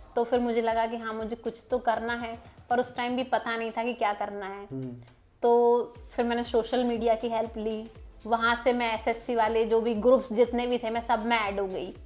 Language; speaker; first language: Hindi; native; Hindi